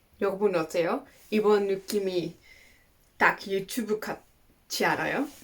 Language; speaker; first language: Korean; non-native, fluent; Dutch